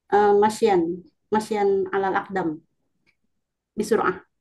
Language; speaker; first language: Arabic; non-native, learner; Indonesian